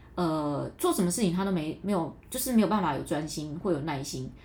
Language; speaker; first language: Chinese; non-native, local second language; Min Nan Chinese